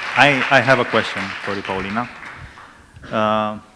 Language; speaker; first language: English; non-native, fluent; Romanian